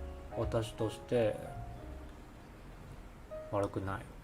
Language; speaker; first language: Japanese; non-native, learner; Chinese